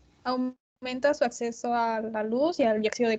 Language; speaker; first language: Spanish; native; Spanish